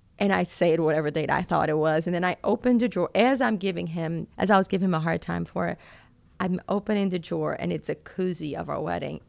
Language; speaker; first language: English; non-native, fluent; Portuguese